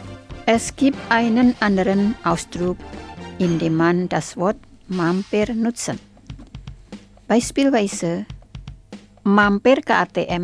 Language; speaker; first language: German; non-native, fluent; Indonesian